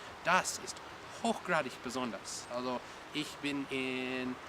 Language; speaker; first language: German; non-native, learner; English